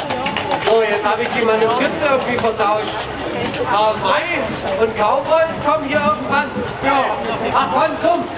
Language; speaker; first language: German; native; German